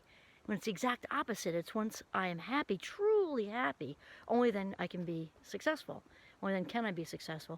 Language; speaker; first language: English; native; English